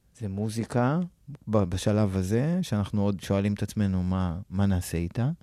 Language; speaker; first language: Hebrew; native; Hebrew